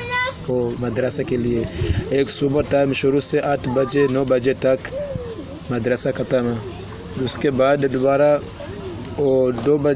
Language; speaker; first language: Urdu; non-native, learner; Swahili